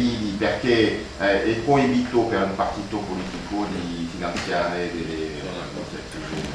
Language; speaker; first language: Italian; non-native, fluent; French